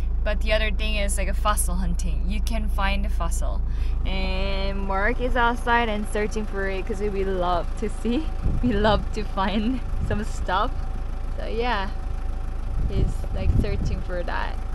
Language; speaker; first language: English; non-native, fluent; Korean